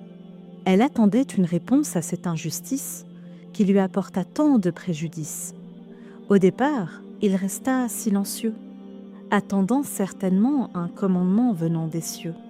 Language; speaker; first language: French; native; French